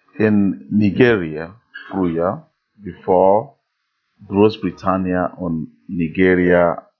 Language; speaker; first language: German; non-native, fluent; Igbo